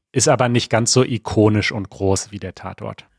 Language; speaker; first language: German; native; German